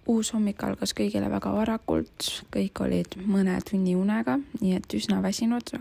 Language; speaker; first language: Estonian; native; Estonian